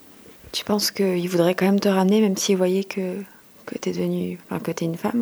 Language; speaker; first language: French; native; French